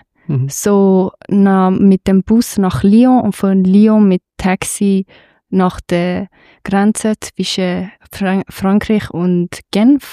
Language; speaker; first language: German; non-native, fluent; Persian